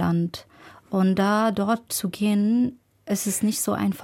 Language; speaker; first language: German; non-native, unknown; Arabic